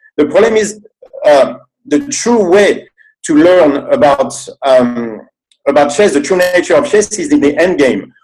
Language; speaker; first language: English; non-native, fluent; French